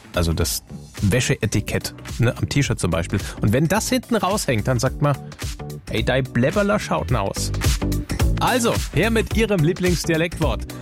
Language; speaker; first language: German; native; German